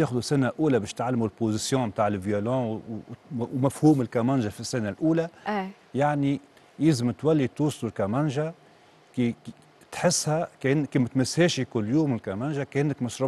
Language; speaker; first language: Arabic; native; Arabic